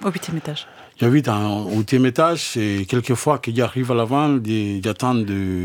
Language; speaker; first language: French; non-native, learner; Spanish